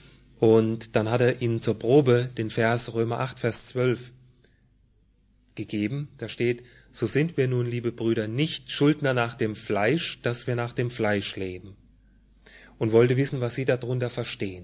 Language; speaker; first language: German; native; German